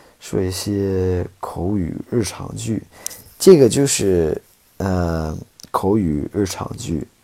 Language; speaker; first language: Chinese; non-native, fluent; English